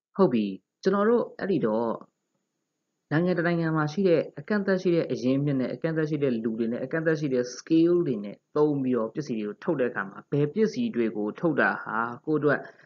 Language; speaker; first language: Burmese; native; Burmese